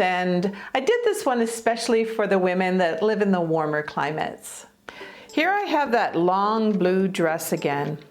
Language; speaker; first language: English; native; English